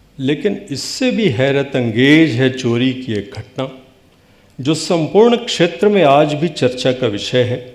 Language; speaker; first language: Hindi; non-native, local second language; Bhojpuri